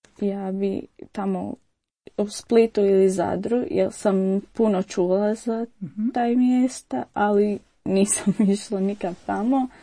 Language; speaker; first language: Croatian; non-native, learner; Arabic